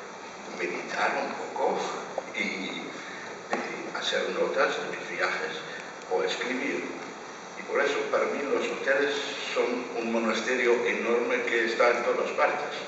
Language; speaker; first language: Spanish; non-native, fluent; Dutch